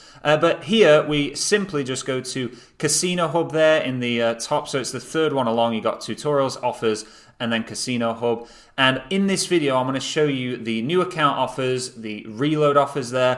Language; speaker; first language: English; native; English